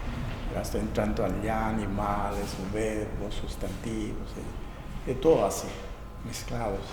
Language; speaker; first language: Spanish; non-native, local second language; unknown